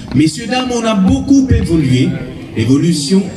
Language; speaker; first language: French; non-native, local second language; Morisyen